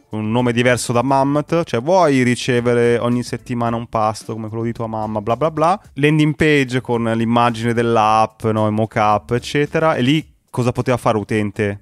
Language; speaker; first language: Italian; native; Italian